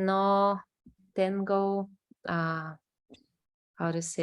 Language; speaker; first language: Spanish; non-native, learner; English